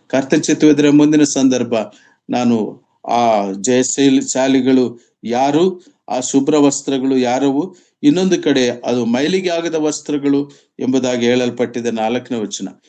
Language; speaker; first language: Kannada; non-native, local second language; Telugu